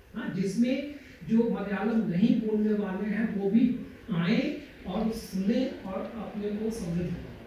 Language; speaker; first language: Hindi; native; Hindi